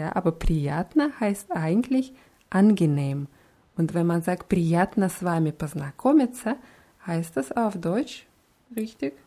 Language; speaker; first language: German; non-native, fluent; Russian